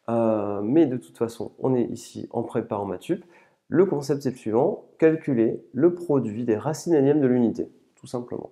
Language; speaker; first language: French; native; French